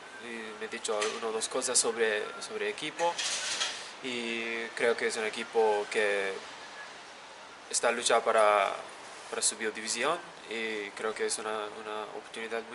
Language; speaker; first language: Spanish; non-native, learner; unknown